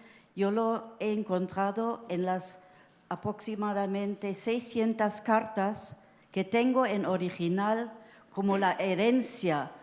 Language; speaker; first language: Spanish; early bilingual, heritage; Spanish